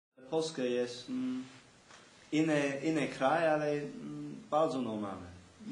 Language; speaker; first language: Polish; non-native, learner; English